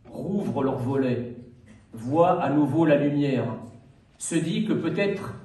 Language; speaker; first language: French; early bilingual, other home language; Arabic